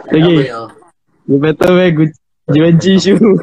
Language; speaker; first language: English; non-native, local second language; Chinese